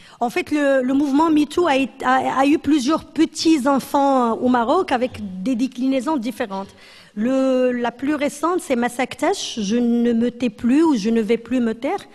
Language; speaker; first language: French; non-native, local second language; Arabic